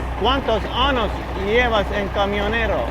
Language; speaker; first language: Spanish; non-native, learner; Estonian